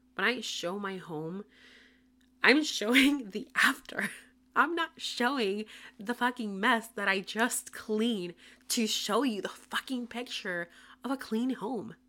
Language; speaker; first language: English; non-native, fluent; Spanish